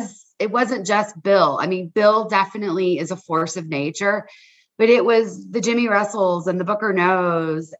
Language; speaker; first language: English; native; English